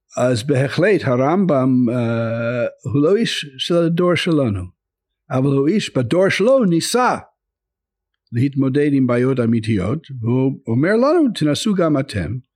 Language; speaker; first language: Hebrew; non-native, fluent; English